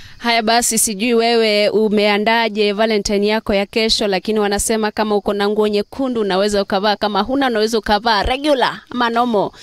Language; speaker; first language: Swahili; non-native, local second language; Gusii